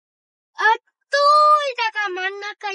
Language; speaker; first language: Japanese; non-native, learner; Bangla